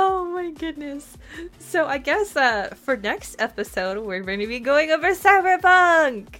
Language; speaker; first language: English; native; English